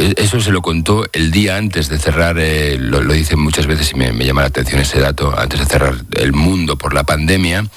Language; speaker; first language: Spanish; native; Spanish